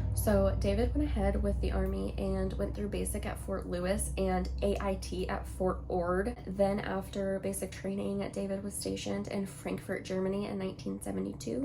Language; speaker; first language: English; native; English